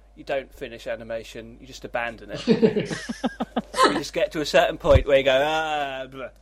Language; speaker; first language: English; native; English